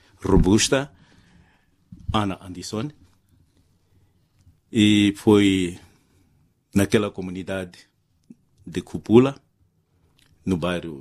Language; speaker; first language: Portuguese; non-native, local second language; Makhuwa